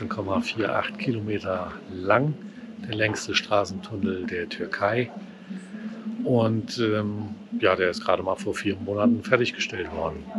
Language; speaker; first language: German; native; German